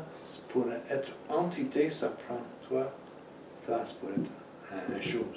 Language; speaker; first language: French; non-native, fluent; English